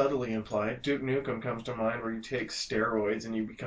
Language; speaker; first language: English; native; English